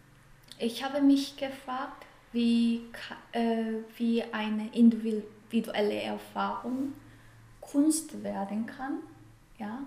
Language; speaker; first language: German; non-native, fluent; Korean